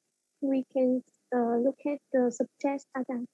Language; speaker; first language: English; non-native, learner; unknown